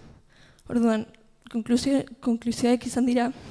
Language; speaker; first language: Basque; non-native, local second language; Spanish